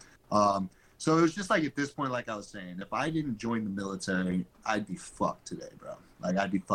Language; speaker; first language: English; native; English